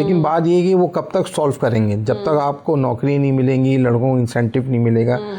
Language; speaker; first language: Urdu; native; Urdu